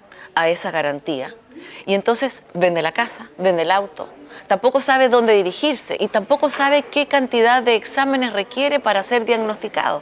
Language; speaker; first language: Spanish; native; Spanish